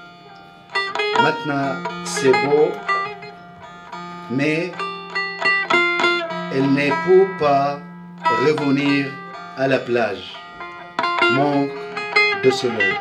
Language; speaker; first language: French; non-native, learner; Arabic